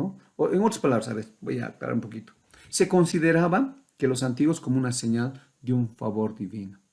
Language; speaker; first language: Spanish; native; Spanish